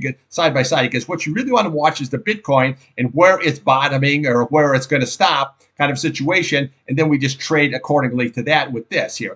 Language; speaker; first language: English; native; English